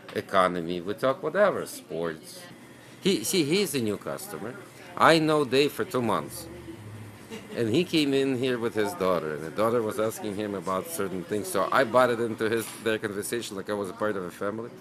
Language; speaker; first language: English; non-native, fluent; Ukrainian